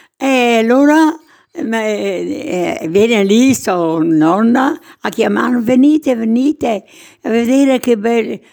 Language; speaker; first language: Italian; native; Italian